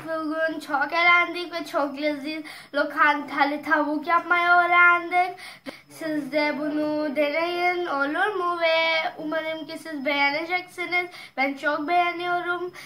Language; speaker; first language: Turkish; non-native, learner; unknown